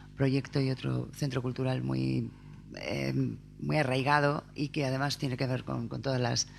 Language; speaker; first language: Spanish; native; Spanish